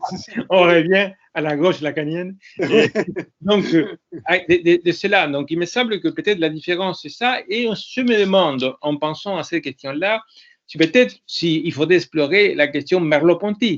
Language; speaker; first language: French; non-native, fluent; Spanish